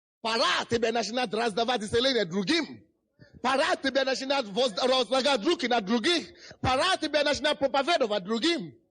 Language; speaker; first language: Russian; non-native, fluent; Yoruba